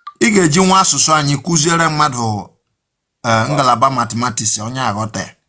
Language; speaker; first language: Igbo; native; Igbo